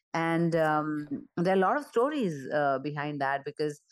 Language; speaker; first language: English; non-native, local second language; Marathi